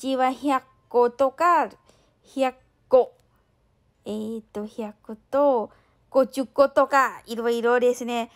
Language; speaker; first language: Japanese; non-native, learner; Thai